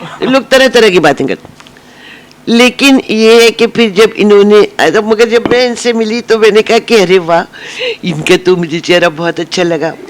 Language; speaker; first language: Urdu; native; Urdu